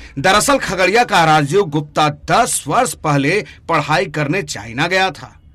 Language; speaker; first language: Hindi; native; Hindi